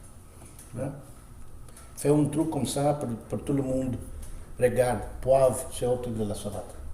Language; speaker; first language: French; non-native, learner; Spanish